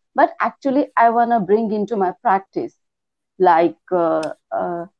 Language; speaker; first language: English; non-native, local second language; Hindi